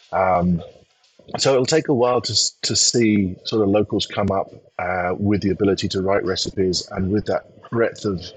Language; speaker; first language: English; native; English